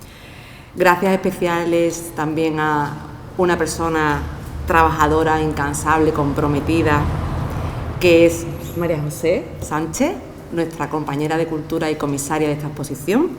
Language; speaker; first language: Spanish; native; Spanish